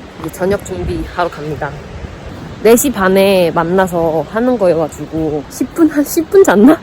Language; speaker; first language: Korean; non-native, fluent; Chinese